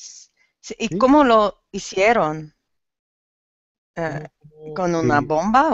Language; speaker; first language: Spanish; non-native, learner; English